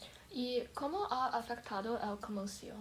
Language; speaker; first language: Spanish; non-native, learner; English